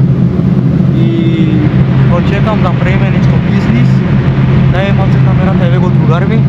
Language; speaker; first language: Macedonian; non-native, local second language; Romany